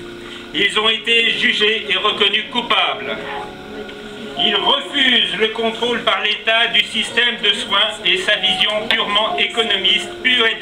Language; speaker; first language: French; native; French